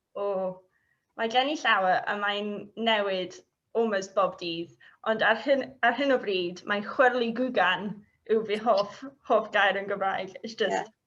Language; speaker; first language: Welsh; non-native, learner; English